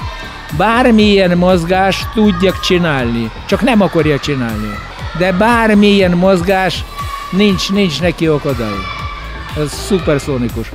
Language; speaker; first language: Hungarian; non-native, learner; Russian